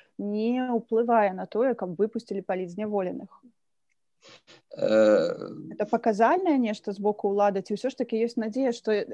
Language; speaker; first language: Belarusian; native; Belarusian